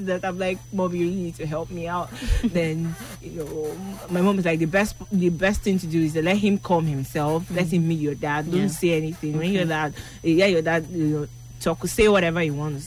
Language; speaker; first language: English; non-native, local second language; Igbo